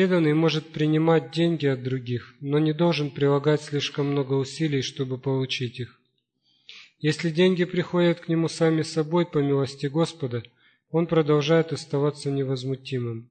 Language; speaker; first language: Russian; native; Russian